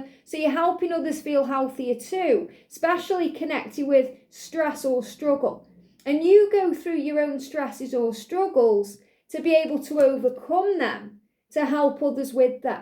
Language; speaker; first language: English; native; English